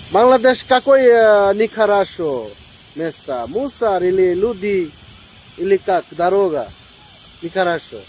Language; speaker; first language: Russian; non-native, learner; Bangla